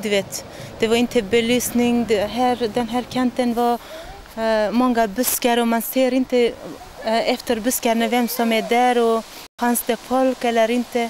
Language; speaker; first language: Swedish; non-native, learner; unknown